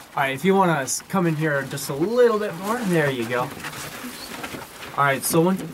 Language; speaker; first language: English; native; English